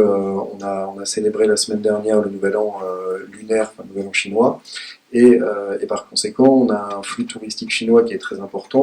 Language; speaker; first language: French; native; French